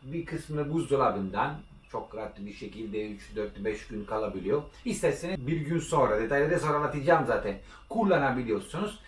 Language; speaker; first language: Turkish; non-native, learner; Italian